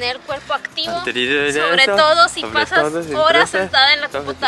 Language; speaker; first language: Spanish; native; Spanish